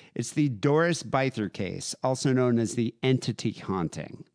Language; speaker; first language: English; native; English